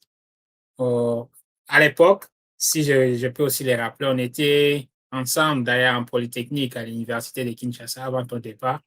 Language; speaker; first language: French; non-native, local second language; Lingala